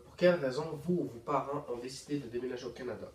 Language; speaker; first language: French; native; French